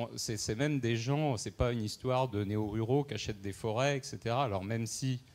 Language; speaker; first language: French; native; French